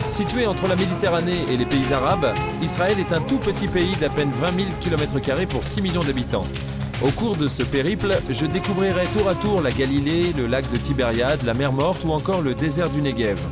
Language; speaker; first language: French; native; French